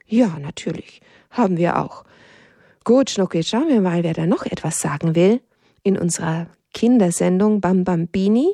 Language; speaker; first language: German; native; German